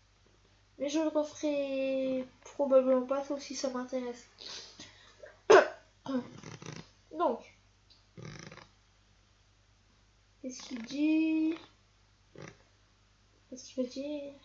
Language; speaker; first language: French; native; French